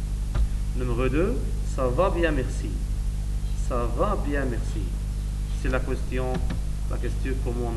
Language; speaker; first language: French; non-native, learner; Arabic